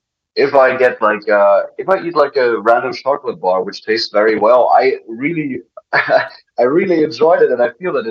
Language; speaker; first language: English; non-native, fluent; German